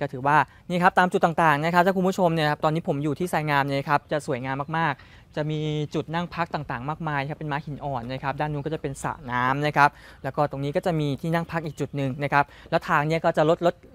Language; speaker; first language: Thai; native; Thai